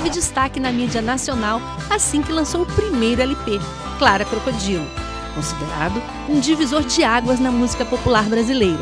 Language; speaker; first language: Portuguese; native; Portuguese